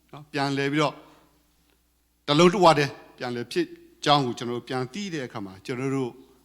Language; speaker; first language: Burmese; non-native, local second language; Karen languages